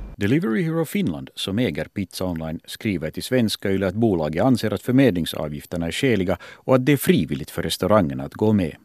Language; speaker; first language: Swedish; native; Swedish